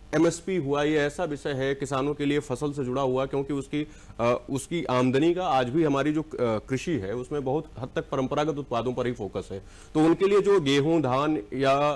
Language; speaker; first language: Hindi; native; Hindi